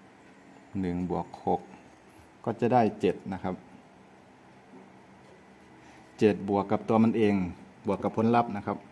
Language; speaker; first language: Thai; native; Thai